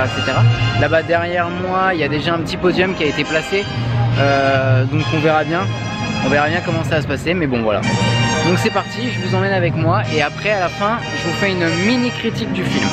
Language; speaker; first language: French; native; French